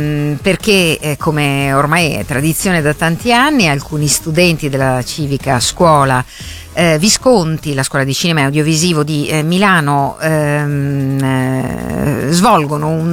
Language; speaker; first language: Italian; native; Italian